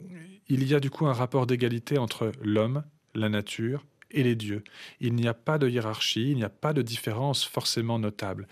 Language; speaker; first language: French; native; French